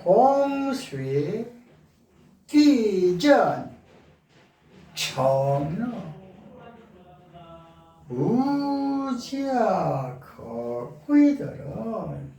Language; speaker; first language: Chinese; non-native, learner; Korean